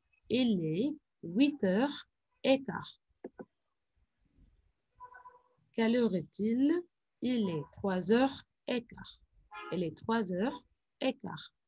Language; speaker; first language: French; non-native, fluent; Arabic